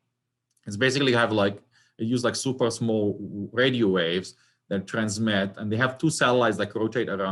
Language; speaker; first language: English; non-native, fluent; Arabic